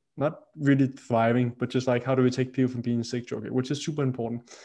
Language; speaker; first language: English; non-native, fluent; Danish